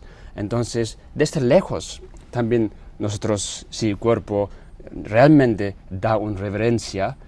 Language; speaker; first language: Spanish; non-native, learner; Tibetan